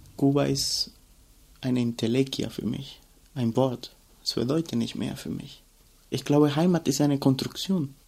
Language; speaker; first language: German; non-native, fluent; Spanish